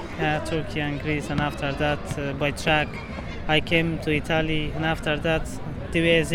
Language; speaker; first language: English; non-native, learner; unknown